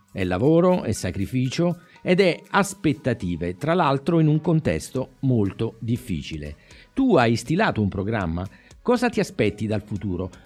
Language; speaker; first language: Italian; native; Italian